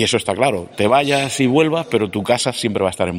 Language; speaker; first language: Spanish; native; Spanish